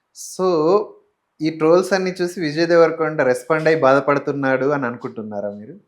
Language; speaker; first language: Telugu; native; Telugu